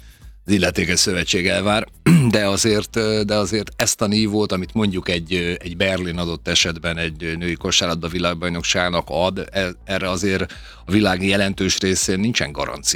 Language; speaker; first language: Hungarian; native; Hungarian